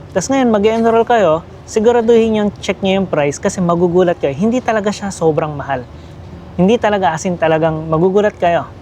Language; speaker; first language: Filipino; native; Filipino